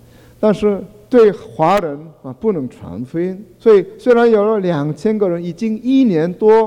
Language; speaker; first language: Chinese; non-native, fluent; Korean